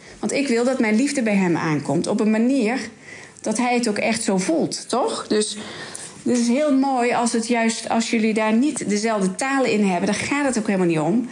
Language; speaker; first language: Dutch; native; Dutch